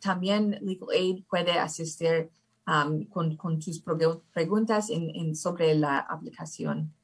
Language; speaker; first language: Spanish; early bilingual, heritage; English